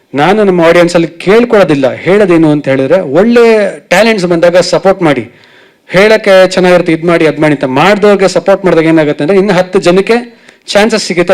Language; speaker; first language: Kannada; native; Kannada